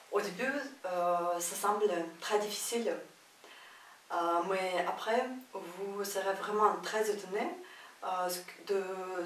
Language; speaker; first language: French; non-native, fluent; Russian